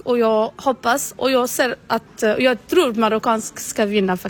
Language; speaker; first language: Swedish; non-native, learner; Arabic